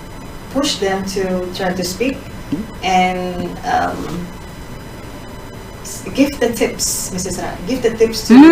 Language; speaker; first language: English; non-native, fluent; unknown